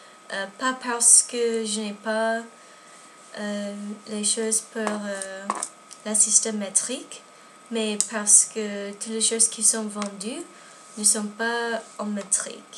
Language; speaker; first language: French; non-native, learner; English